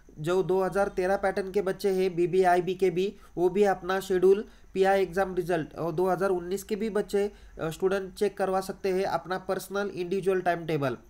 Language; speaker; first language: Hindi; non-native, local second language; Marathi